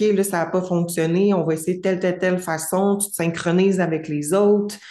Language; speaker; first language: French; native; French